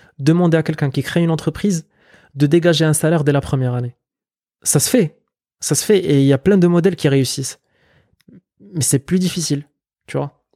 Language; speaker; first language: French; non-native, local second language; Arabic